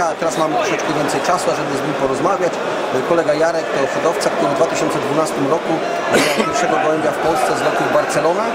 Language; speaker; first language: Polish; native; Polish